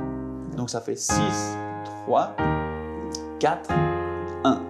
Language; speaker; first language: French; native; French